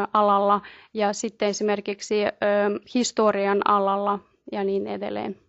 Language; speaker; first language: Finnish; non-native, fluent; Russian